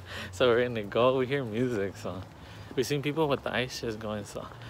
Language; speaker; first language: English; early bilingual, other home language; Spanish